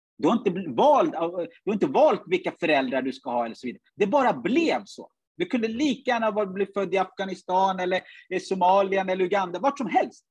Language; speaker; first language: Swedish; early bilingual, other home language; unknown